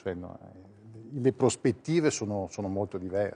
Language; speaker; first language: Italian; native; Italian